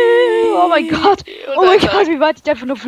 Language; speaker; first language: German; native; German